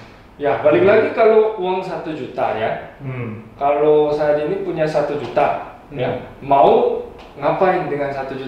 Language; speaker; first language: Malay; non-native, fluent; Korean